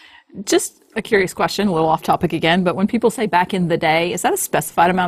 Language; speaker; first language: English; native; English